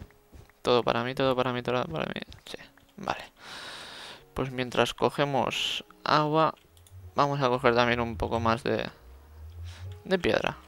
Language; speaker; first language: Spanish; native; Spanish